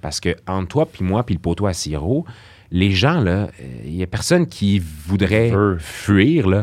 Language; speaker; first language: French; early bilingual, other home language; Arabic